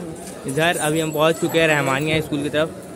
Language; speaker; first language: Hindi; native; Hindi